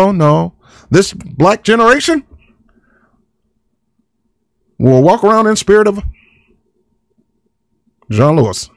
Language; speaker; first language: English; native; English